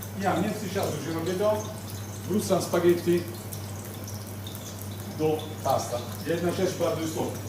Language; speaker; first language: Polish; non-native, learner; Italian